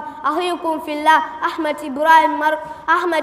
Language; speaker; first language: Arabic; non-native, learner; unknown